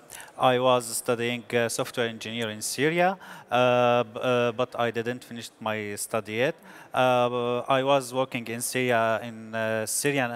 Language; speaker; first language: English; non-native, learner; Arabic